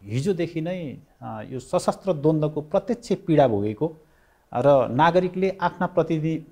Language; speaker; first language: Nepali; native; Nepali